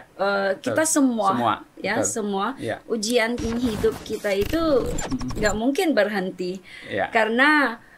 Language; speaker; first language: Indonesian; non-native, fluent; German